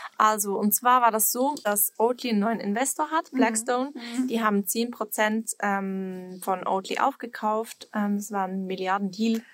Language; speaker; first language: German; non-native, fluent; Swiss German